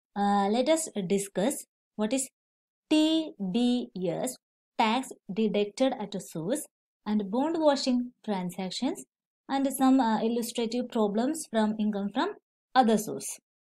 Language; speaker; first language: English; non-native, local second language; Malayalam